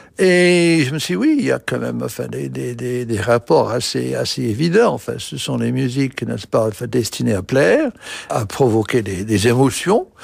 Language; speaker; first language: French; non-native, fluent; English